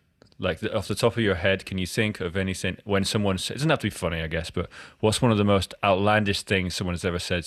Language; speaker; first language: English; native; English